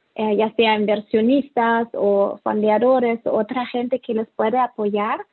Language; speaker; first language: Spanish; non-native, fluent; German